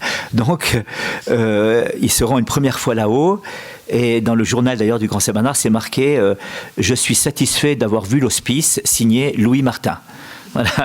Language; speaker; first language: French; native; French